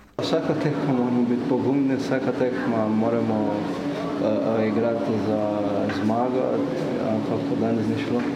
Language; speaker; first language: Slovenian; non-native, fluent; Portuguese